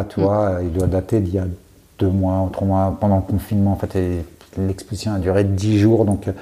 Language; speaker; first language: French; native; French